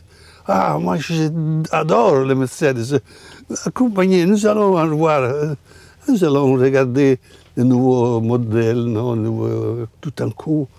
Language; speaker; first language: French; non-native, fluent; Italian